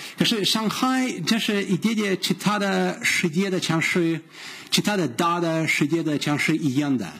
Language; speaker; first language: Chinese; non-native, learner; Russian